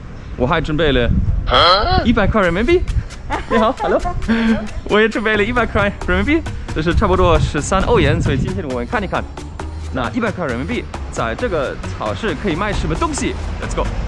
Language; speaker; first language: Chinese; non-native, fluent; German